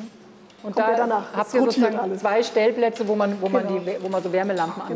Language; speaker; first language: German; native; German